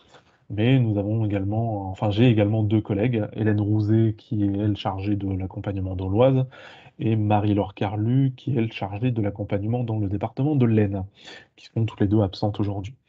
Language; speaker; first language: French; native; French